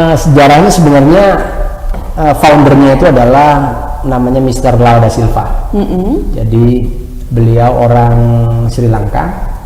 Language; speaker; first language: Indonesian; native; Indonesian